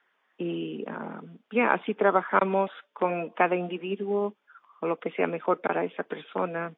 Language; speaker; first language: Spanish; non-native, fluent; English